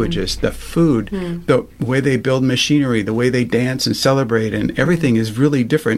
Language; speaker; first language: English; native; English